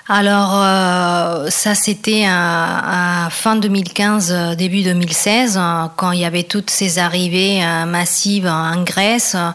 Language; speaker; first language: French; non-native, fluent; Spanish